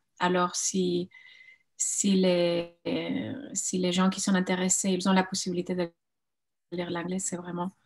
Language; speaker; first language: French; non-native, fluent; Spanish